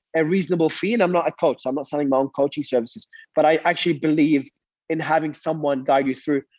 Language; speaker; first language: English; early bilingual, other home language; Arabic